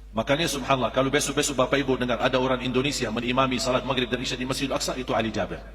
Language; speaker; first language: Indonesian; non-native, fluent; Arabic